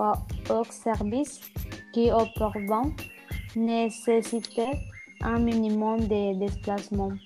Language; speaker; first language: French; non-native, learner; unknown